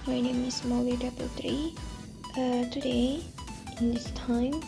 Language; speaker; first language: English; non-native, learner; Indonesian